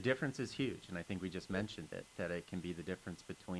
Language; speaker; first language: English; native; English